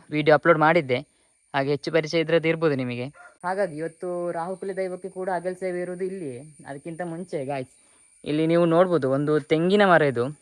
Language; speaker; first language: Kannada; non-native, local second language; Tulu